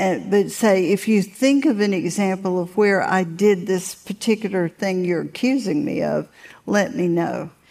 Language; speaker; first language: English; native; English